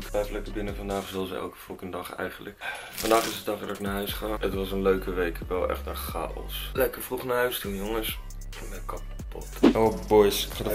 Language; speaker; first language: Dutch; native; Dutch